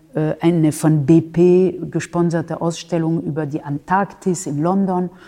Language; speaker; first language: German; non-native, fluent; French